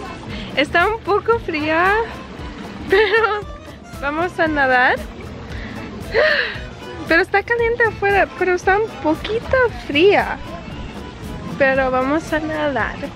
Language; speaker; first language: Spanish; early bilingual, heritage; Spanish